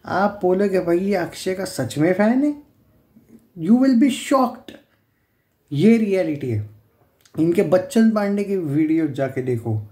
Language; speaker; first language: Hindi; non-native, local second language; Marathi